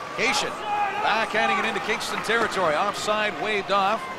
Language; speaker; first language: English; native; English